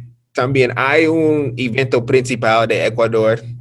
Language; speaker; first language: Spanish; non-native, learner; English